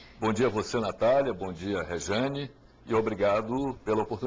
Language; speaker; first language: Portuguese; native; Portuguese